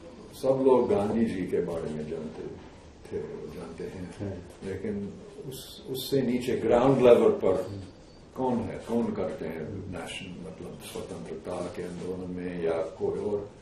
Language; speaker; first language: Hindi; non-native, fluent; English